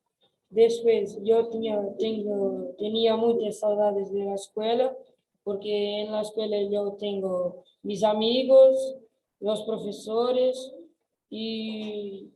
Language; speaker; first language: Spanish; non-native, learner; Portuguese